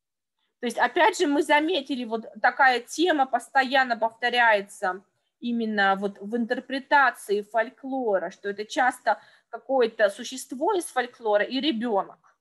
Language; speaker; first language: Russian; native; Russian